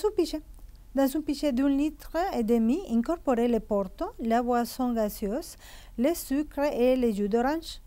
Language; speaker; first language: French; non-native, fluent; Spanish